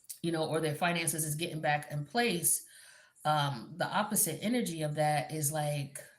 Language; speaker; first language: English; native; English